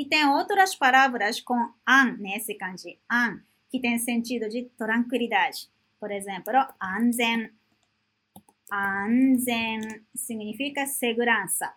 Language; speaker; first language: Portuguese; non-native, fluent; Japanese